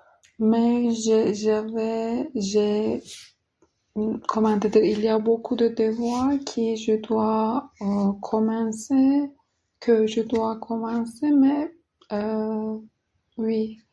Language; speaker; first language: French; non-native, learner; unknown